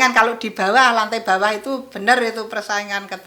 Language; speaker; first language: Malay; non-native, local second language; Javanese